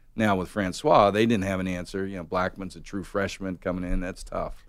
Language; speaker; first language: English; native; English